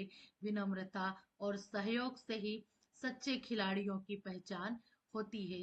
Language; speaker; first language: Hindi; native; Hindi